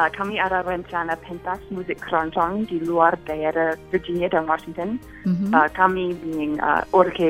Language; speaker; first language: Indonesian; non-native, fluent; English